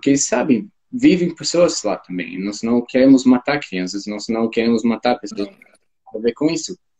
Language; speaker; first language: Portuguese; non-native, fluent; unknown